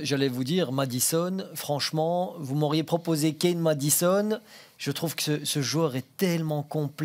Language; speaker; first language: French; native; French